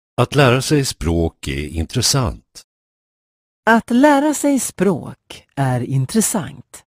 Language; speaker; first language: Swedish; non-native, fluent; Persian